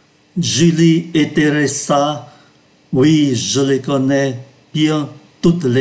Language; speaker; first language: French; non-native, fluent; Vietnamese